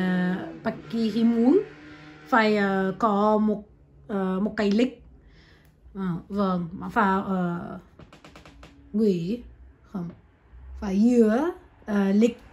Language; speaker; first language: Vietnamese; non-native, learner; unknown